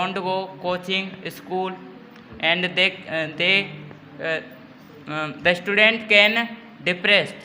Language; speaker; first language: English; non-native, learner; Hindi